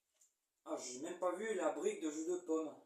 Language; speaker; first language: French; native; French